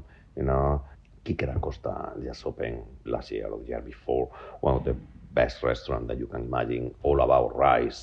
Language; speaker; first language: English; non-native, fluent; Spanish